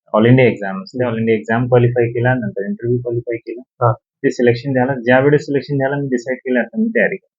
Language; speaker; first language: Marathi; non-native, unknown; Urdu